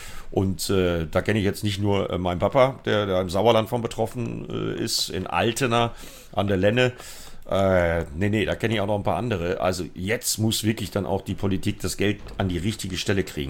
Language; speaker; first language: German; native; German